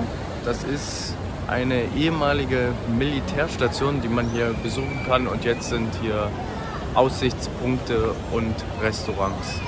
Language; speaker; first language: German; native; German